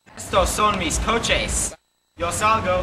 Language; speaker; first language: Spanish; non-native, learner; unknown